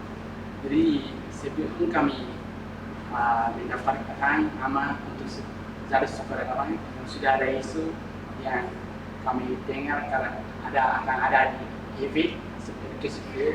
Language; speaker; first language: Indonesian; non-native, fluent; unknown